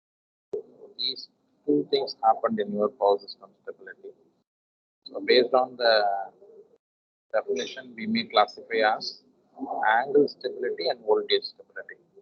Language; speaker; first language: English; non-native, local second language; Tamil